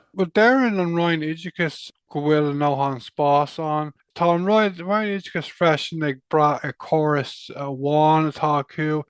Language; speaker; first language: Irish; non-native, local second language; English